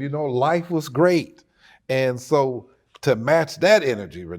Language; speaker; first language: English; native; English